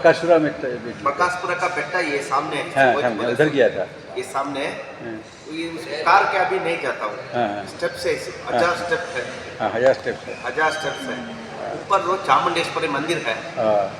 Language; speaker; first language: Hindi; non-native, learner; Telugu